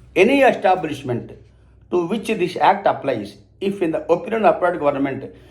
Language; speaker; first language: English; non-native, local second language; Telugu